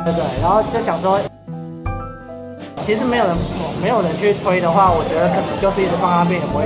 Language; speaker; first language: Chinese; native; Chinese